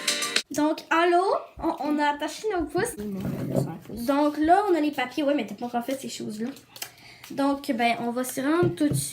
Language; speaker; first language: French; native; French